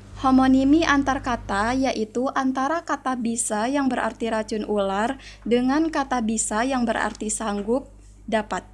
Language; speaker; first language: Indonesian; native; Indonesian